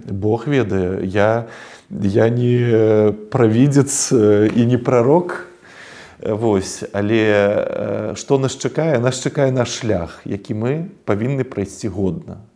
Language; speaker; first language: Belarusian; native; Belarusian